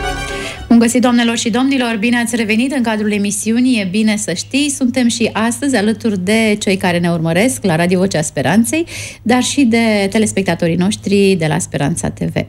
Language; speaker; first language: Romanian; native; Romanian